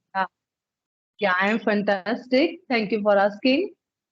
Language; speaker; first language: English; non-native, learner; Punjabi